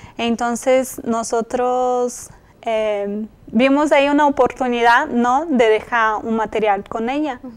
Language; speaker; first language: Spanish; non-native, fluent; Portuguese